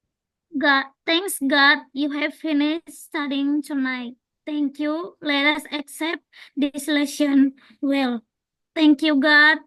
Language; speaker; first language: English; non-native, learner; Indonesian